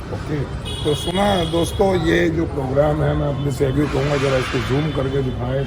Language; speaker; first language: Hindi; native; Hindi